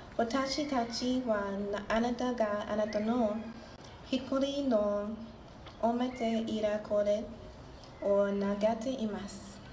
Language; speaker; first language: Japanese; non-native, learner; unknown